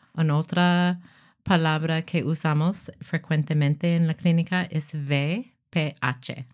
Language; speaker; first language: Spanish; non-native, learner; English